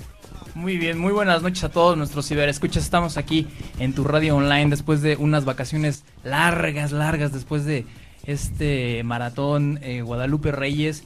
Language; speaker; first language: Spanish; native; Spanish